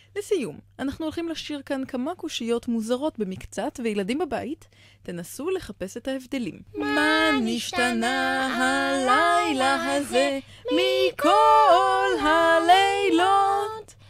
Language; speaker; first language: Hebrew; native; Hebrew